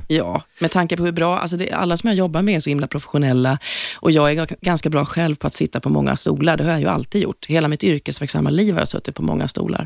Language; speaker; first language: Swedish; native; Swedish